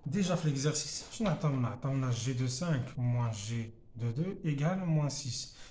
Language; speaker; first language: French; non-native, local second language; Arabic